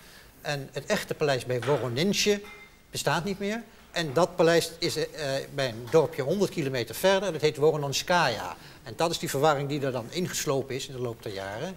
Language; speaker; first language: Dutch; native; Dutch